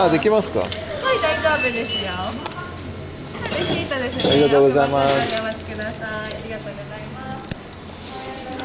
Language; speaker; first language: Japanese; non-native, learner; English